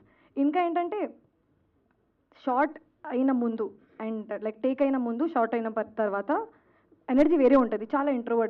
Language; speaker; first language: Telugu; non-native, fluent; Hindi